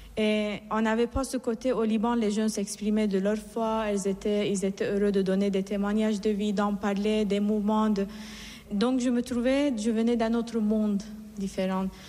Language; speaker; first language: French; non-native, fluent; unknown